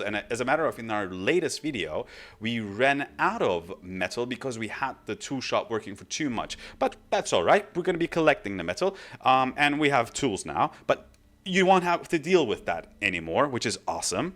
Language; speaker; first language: English; non-native, fluent; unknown